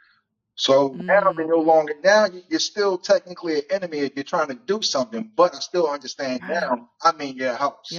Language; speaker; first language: English; native; English